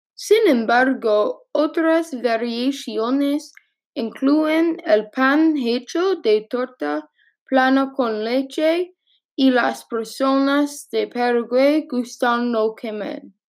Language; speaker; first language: Spanish; non-native, learner; English